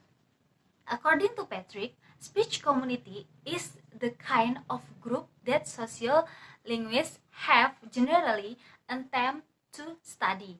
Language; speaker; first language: English; non-native, learner; Indonesian